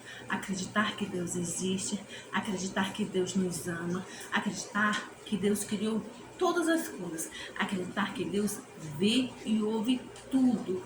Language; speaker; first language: Portuguese; native; Portuguese